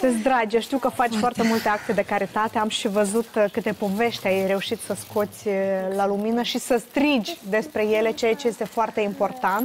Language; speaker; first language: Romanian; native; Romanian